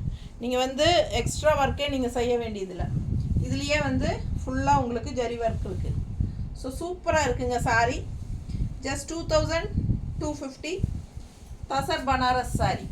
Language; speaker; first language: Tamil; native; Tamil